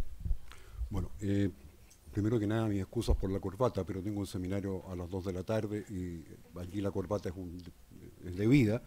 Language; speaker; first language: Spanish; native; Spanish